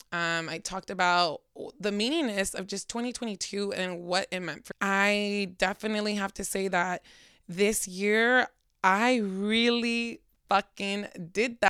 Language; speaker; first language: English; early bilingual, other home language; Spanish